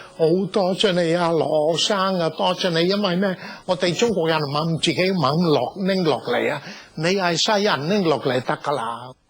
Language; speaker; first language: Cantonese; non-native, fluent; Italian